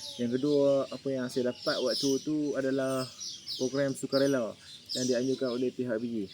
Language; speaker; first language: Malay; native; Malay